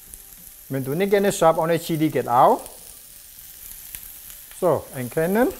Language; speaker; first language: German; non-native, learner; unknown